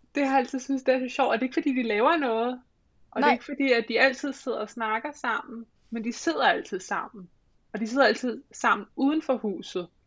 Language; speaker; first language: Danish; early bilingual, other home language; English